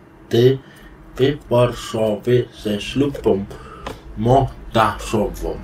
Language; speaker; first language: Polish; non-native, learner; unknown